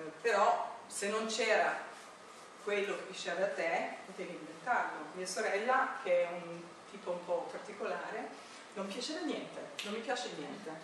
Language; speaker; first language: Italian; non-native, fluent; English